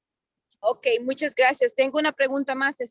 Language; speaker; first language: Spanish; early bilingual, heritage; Spanish